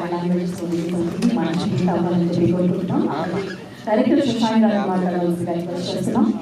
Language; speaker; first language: Telugu; native; Telugu